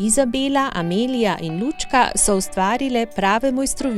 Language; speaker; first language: Slovenian; native; Slovenian